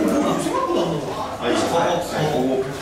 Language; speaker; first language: Korean; native; Korean